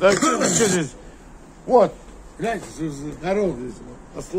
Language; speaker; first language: Russian; native; Russian